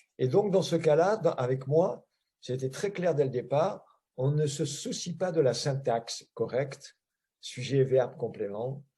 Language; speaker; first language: French; native; French